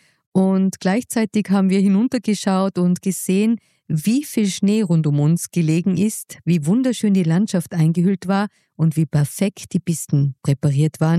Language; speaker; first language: German; native; German